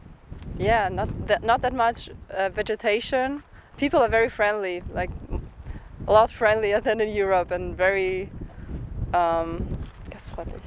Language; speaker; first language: English; non-native, fluent; German